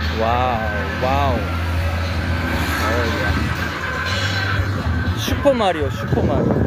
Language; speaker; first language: Portuguese; non-native, learner; Korean